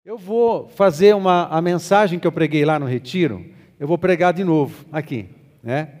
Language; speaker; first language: Portuguese; native; Portuguese